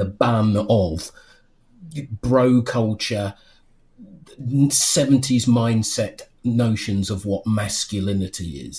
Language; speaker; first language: English; native; English